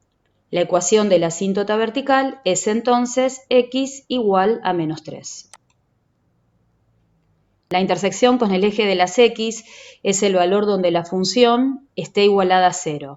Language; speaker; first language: Spanish; native; Spanish